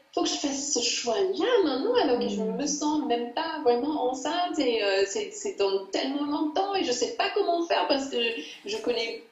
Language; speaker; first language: French; non-native, fluent; English